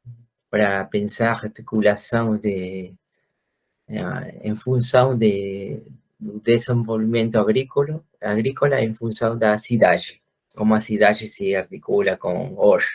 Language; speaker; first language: Portuguese; non-native, fluent; Spanish